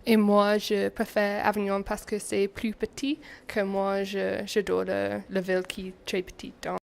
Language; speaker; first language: French; non-native, learner; English